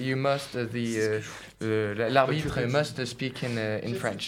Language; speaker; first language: English; non-native, fluent; French